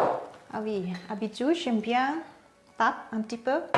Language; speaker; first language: French; non-native, learner; Thai